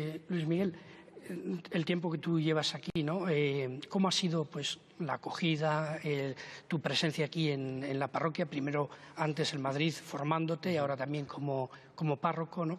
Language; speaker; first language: Spanish; native; Spanish